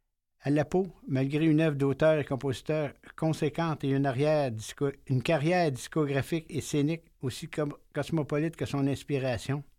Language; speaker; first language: French; native; French